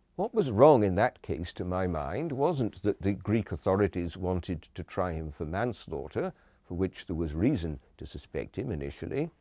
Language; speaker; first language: English; native; English